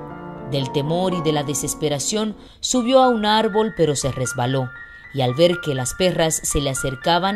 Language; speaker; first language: Spanish; native; Spanish